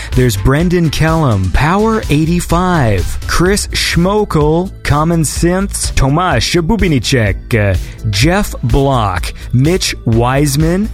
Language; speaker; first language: English; native; English